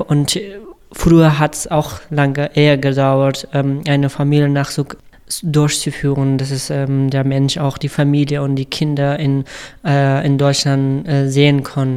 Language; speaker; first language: German; non-native, fluent; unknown